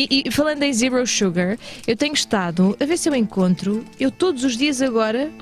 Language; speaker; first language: Portuguese; native; Portuguese